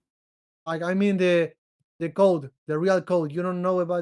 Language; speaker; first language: English; non-native, learner; Portuguese